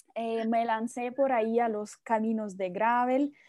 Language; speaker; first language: Spanish; non-native, fluent; Russian